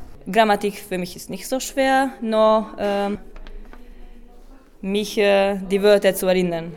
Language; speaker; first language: German; non-native, learner; Hungarian